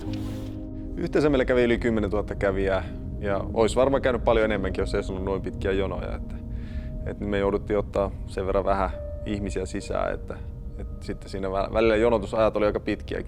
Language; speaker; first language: Finnish; native; Finnish